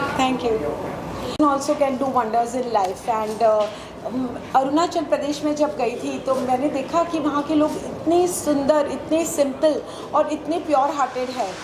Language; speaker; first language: Hindi; native; Hindi